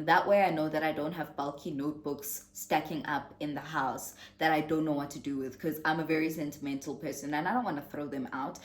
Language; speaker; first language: English; non-native, local second language; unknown